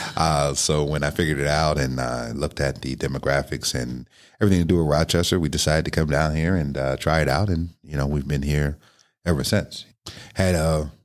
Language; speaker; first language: English; native; English